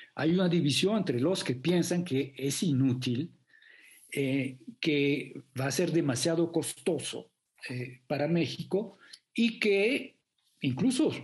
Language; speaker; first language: Spanish; non-native, fluent; French